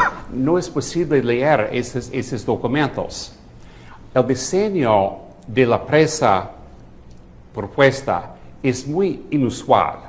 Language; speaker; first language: Spanish; non-native, fluent; English